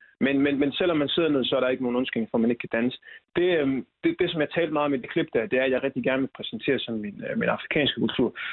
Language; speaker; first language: Danish; early bilingual, other home language; Swahili